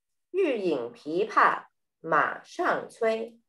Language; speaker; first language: Chinese; early bilingual, heritage; Chinese